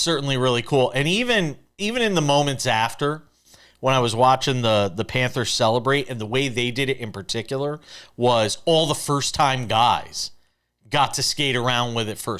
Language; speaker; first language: English; native; English